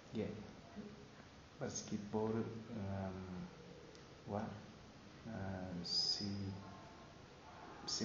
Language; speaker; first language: Japanese; non-native, learner; Vietnamese